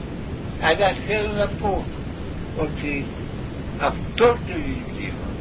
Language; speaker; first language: Greek; non-native, fluent; Russian